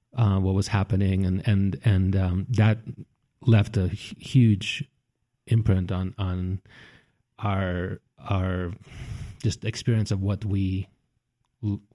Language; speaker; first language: English; early bilingual, other home language; Russian